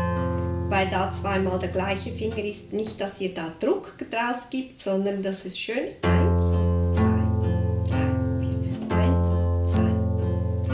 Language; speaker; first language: German; native; German